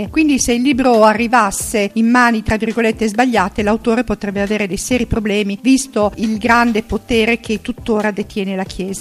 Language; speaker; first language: Italian; native; Italian